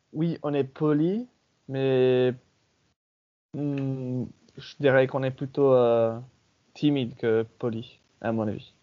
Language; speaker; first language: French; non-native, fluent; English